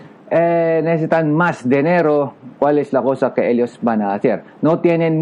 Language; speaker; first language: Spanish; non-native, learner; Japanese